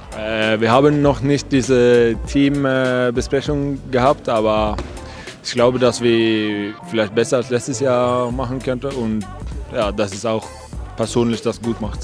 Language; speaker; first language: German; non-native, learner; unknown